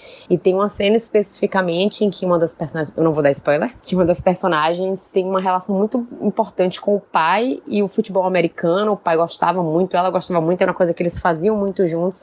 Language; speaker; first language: Portuguese; native; Portuguese